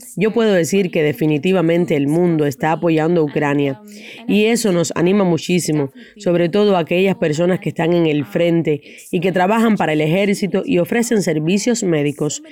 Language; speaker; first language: Spanish; non-native, fluent; Ukrainian